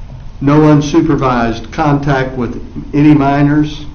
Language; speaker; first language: English; native; English